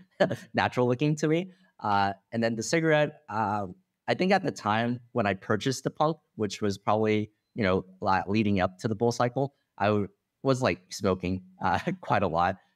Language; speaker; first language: English; non-native, fluent; Chinese